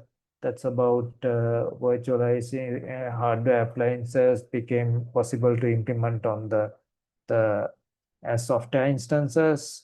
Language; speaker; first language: English; non-native, fluent; Sinhala